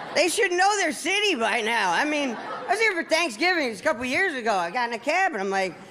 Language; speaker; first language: English; native; English